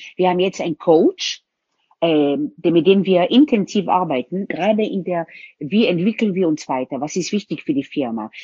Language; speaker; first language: German; non-native, fluent; Hebrew